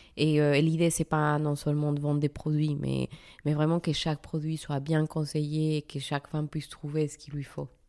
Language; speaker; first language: French; non-native, fluent; Spanish